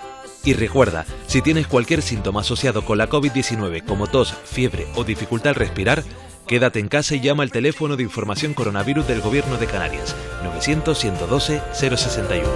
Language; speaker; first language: Spanish; native; Spanish